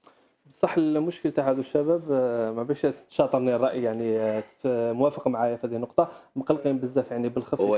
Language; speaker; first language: Arabic; native; Arabic